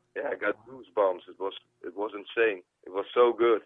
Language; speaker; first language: English; non-native, fluent; Dutch